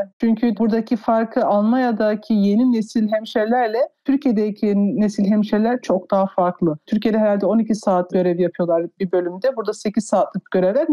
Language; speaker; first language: Turkish; early bilingual, heritage; Turkish